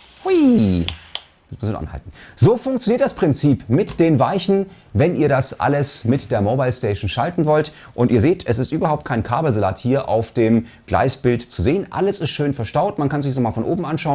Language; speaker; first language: German; native; German